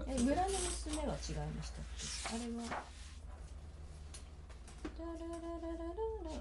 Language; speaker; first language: Japanese; native; Japanese